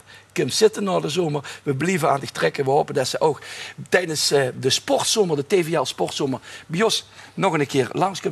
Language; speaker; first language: Dutch; native; Dutch